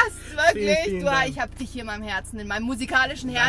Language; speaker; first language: German; early bilingual, other home language; Bosnian